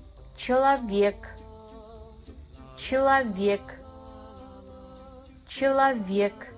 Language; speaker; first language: Russian; non-native, fluent; Kazakh